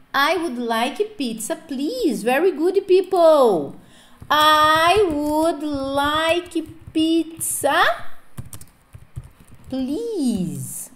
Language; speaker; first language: English; non-native, fluent; Portuguese